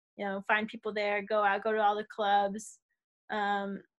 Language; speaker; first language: English; native; English